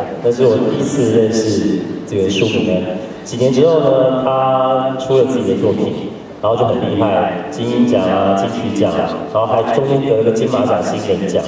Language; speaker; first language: Chinese; native; Chinese